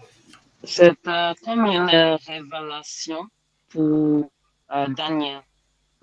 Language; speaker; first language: French; non-native, learner; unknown